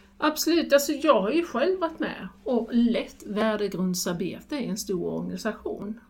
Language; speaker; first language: Swedish; native; Swedish